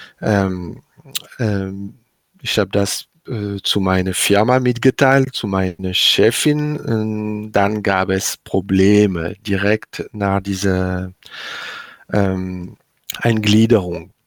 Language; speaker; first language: German; non-native, learner; French